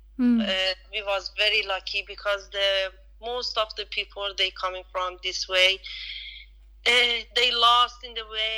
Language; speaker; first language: English; non-native, learner; Persian